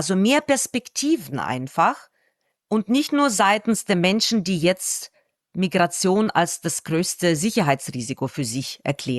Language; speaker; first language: German; non-native, fluent; Russian